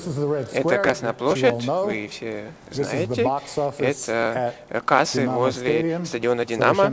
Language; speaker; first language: Russian; native; Russian